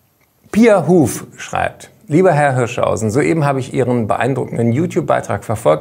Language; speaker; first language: German; native; German